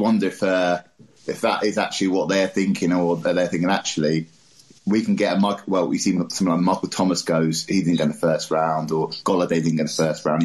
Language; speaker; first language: English; native; English